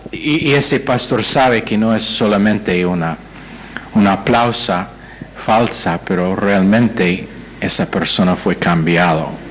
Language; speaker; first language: Spanish; non-native, fluent; English